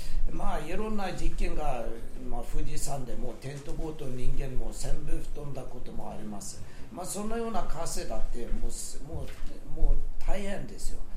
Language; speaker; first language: Japanese; non-native, fluent; Swedish